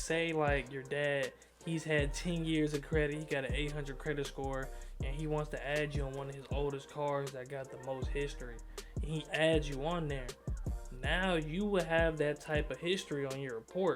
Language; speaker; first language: English; native; English